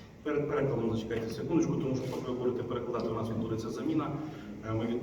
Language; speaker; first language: Ukrainian; native; Ukrainian